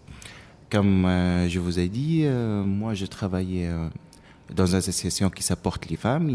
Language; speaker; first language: French; non-native, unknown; Arabic